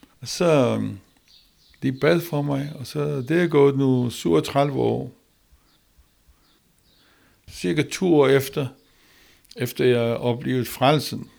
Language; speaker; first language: Danish; non-native, learner; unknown